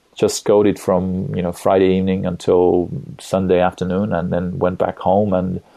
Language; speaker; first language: English; non-native, fluent; Estonian